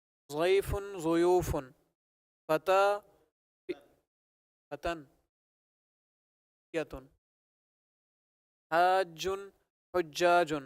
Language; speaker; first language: Arabic; non-native, learner; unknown